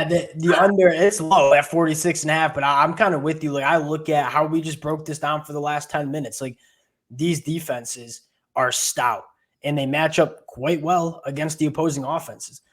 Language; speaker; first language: English; native; English